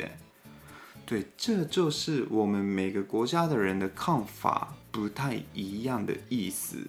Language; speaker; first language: Chinese; non-native, fluent; Japanese